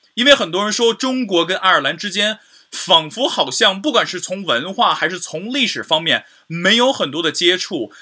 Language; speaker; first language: Chinese; native; Chinese